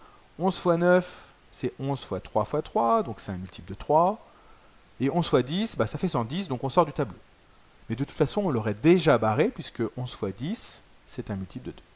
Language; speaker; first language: French; native; French